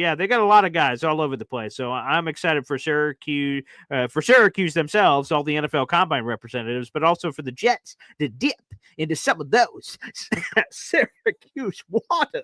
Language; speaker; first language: English; native; English